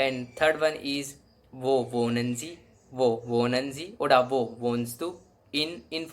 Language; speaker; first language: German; non-native, local second language; Hindi